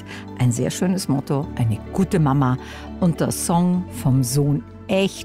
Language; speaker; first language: German; native; German